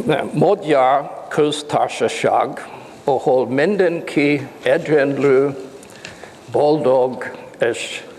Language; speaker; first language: Hungarian; non-native, learner; English